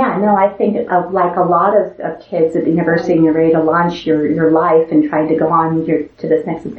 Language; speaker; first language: English; native; English